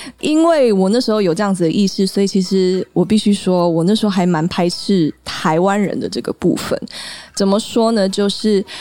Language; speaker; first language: Chinese; early bilingual, heritage; Chinese